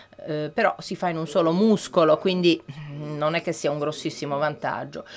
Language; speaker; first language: Italian; non-native, fluent; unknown